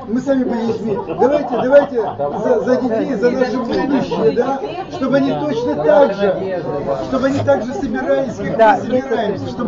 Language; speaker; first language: Russian; native; Russian